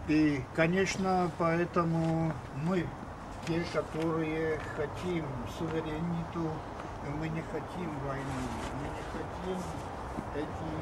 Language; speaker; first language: Russian; non-native, local second language; Czech